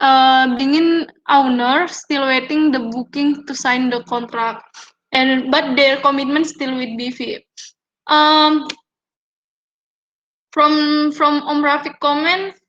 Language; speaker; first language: English; non-native, learner; Indonesian